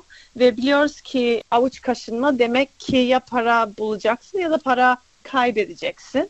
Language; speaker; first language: Turkish; early bilingual, other home language; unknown